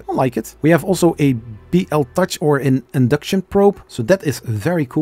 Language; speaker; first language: English; non-native, fluent; Dutch